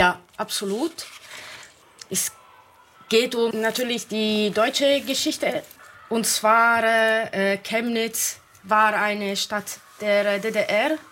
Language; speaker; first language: German; non-native, fluent; Italian